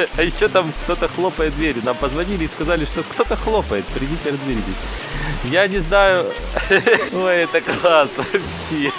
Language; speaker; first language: Russian; native; Russian